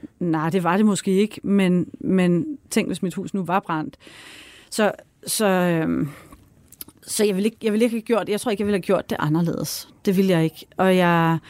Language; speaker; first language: Danish; native; Danish